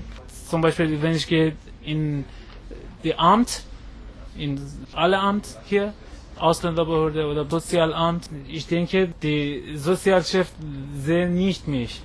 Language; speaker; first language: German; non-native, learner; Persian